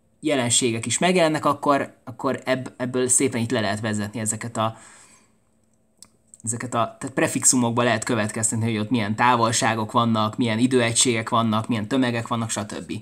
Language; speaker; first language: Hungarian; native; Hungarian